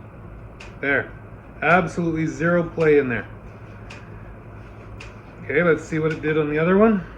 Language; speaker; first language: English; native; English